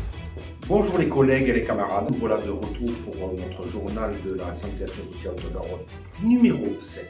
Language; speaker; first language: French; native; French